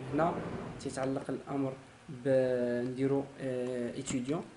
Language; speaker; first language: Arabic; native; Arabic